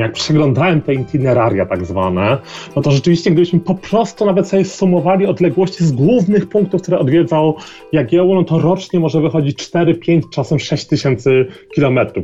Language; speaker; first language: Polish; native; Polish